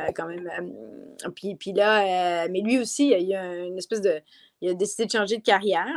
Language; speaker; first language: French; native; French